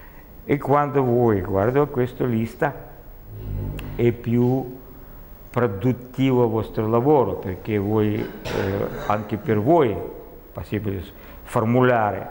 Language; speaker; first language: Italian; non-native, learner; Russian